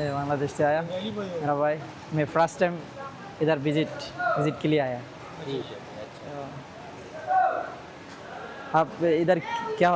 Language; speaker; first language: Hindi; non-native, learner; Bangla